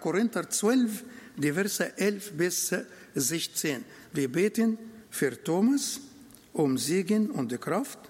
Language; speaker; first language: German; non-native, fluent; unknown